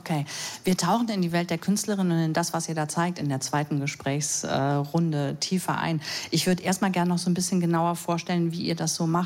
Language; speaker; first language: German; native; German